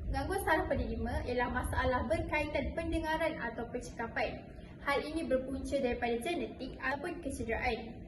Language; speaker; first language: Malay; native; Malay